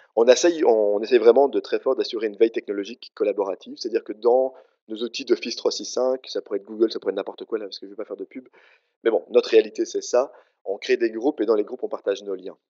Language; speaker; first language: French; native; French